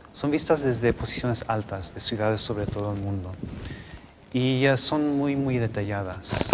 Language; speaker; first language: Spanish; non-native, local second language; English